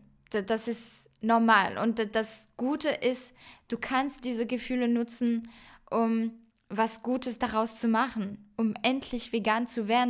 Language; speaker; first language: German; non-native, fluent; French